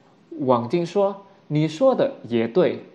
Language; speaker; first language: Chinese; non-native, fluent; Indonesian